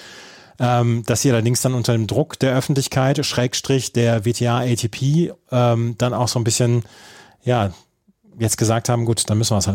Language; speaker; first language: German; native; German